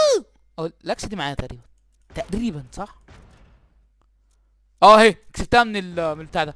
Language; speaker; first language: Arabic; native; Arabic